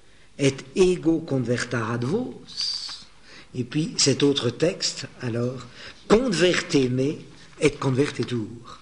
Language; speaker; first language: French; native; French